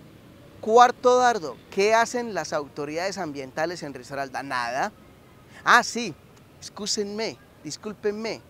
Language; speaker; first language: Spanish; native; Spanish